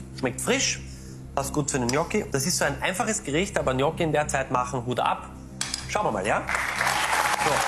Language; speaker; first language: German; native; German